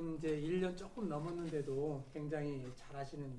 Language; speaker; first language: Korean; native; Korean